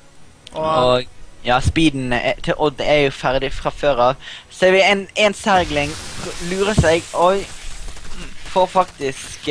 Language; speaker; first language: Norwegian; native; Norwegian